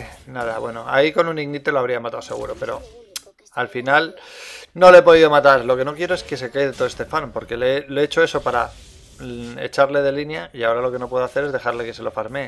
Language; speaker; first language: Spanish; native; Spanish